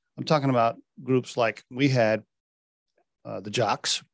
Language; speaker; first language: English; native; English